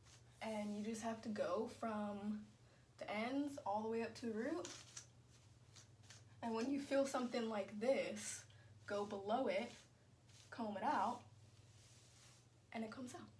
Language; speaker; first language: English; native; English